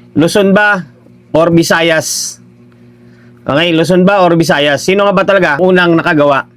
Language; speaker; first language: Filipino; non-native, local second language; Hiligaynon